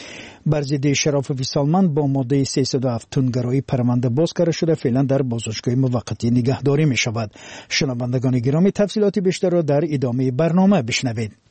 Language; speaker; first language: Persian; native; Persian